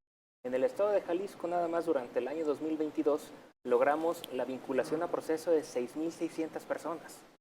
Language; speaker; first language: Spanish; native; Spanish